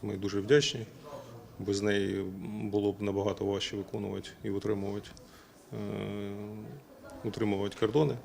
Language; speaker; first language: Ukrainian; native; Ukrainian